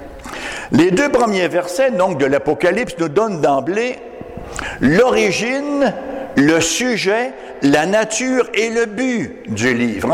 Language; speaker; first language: French; native; French